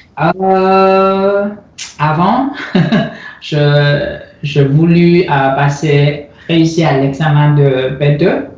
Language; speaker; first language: French; non-native, learner; Chinese